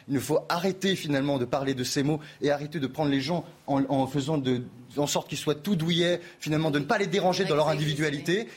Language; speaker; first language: French; native; French